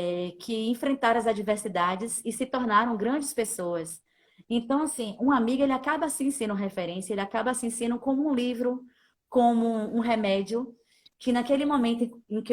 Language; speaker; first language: Portuguese; native; Portuguese